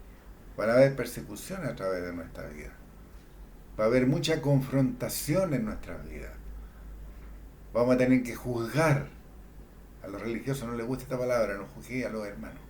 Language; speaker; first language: Spanish; native; Spanish